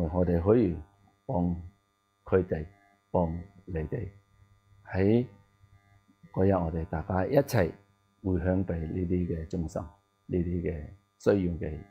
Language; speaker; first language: Cantonese; non-native, learner; Tibetan